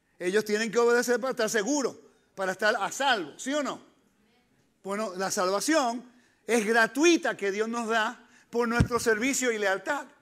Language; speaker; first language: Spanish; early bilingual, heritage; Spanish